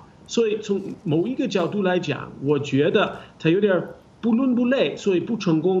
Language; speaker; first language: Chinese; non-native, fluent; English